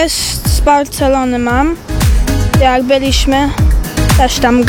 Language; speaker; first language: Polish; early bilingual, heritage; Polish